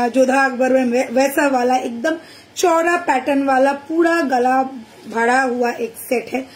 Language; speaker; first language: Hindi; non-native, local second language; Bangla